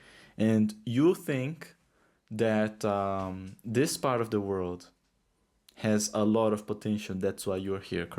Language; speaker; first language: English; non-native, fluent; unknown